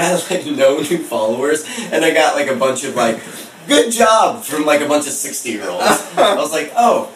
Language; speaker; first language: English; native; English